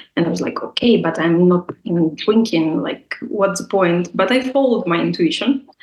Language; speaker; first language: English; non-native, fluent; Russian